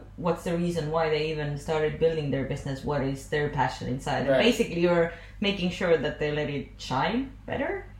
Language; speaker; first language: English; non-native, fluent; Estonian